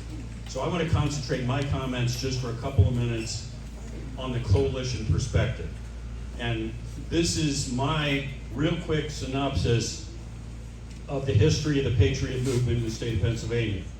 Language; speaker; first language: English; native; English